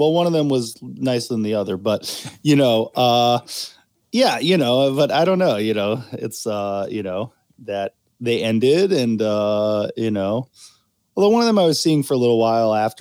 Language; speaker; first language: English; native; English